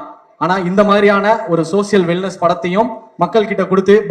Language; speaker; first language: Tamil; native; Tamil